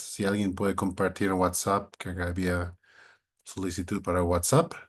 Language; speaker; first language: Spanish; non-native, fluent; English